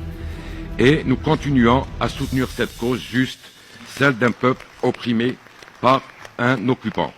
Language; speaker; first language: French; non-native, local second language; Arabic